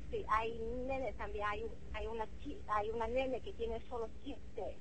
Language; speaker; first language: Spanish; non-native, fluent; Chinese